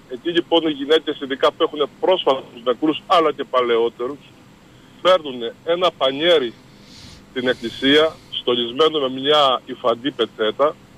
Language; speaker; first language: Greek; native; Greek